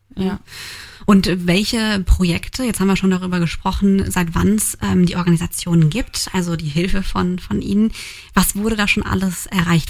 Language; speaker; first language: German; native; German